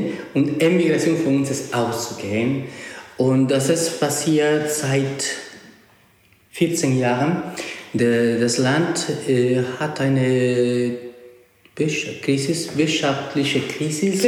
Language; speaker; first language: German; non-native, learner; Spanish